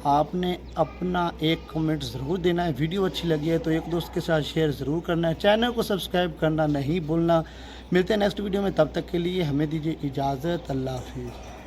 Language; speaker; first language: Urdu; native; Urdu